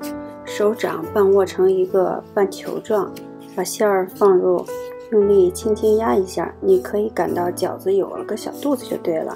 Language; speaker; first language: Chinese; native; Chinese